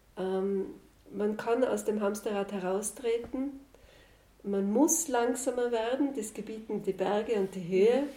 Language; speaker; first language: German; native; German